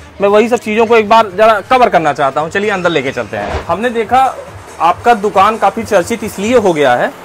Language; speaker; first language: Hindi; native; Hindi